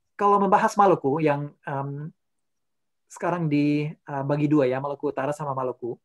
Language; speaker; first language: Indonesian; non-native, fluent; English